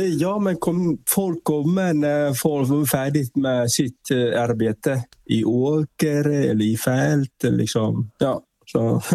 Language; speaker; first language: Swedish; non-native, fluent; Vietnamese